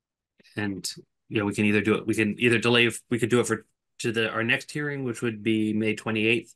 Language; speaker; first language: English; native; English